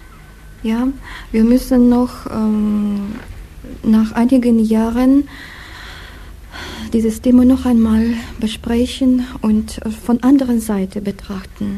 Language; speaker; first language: German; non-native, fluent; Russian